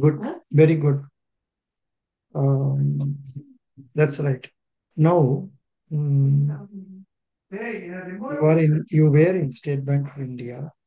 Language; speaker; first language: English; non-native, local second language; Telugu